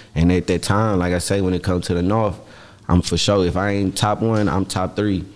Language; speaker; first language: English; native; English